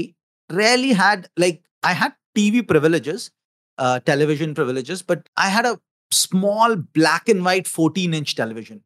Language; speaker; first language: English; non-native, local second language; Hindi